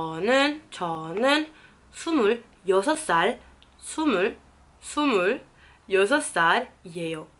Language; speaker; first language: Korean; non-native, fluent; French